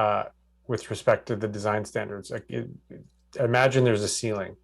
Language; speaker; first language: English; native; English